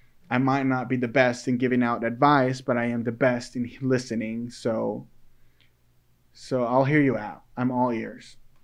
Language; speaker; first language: English; early bilingual, other home language; Spanish